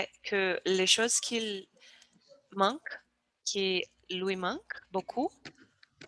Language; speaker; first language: French; non-native, learner; Portuguese